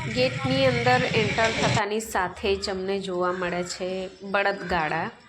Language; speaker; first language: Gujarati; non-native, local second language; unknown